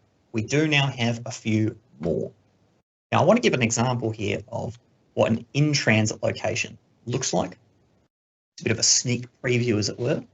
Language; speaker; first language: English; native; English